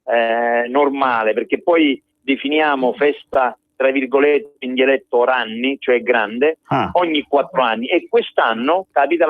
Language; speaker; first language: Italian; native; Italian